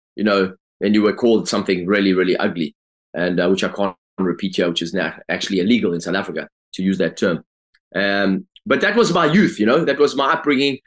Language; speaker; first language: English; native; English